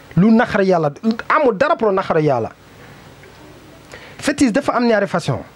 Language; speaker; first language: Wolof; non-native, learner; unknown